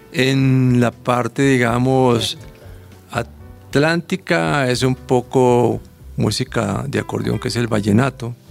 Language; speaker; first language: Spanish; native; Spanish